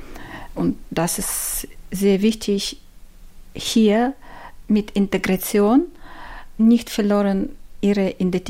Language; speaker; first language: German; non-native, learner; Ukrainian